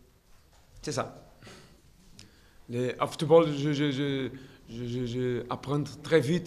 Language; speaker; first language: French; non-native, learner; Portuguese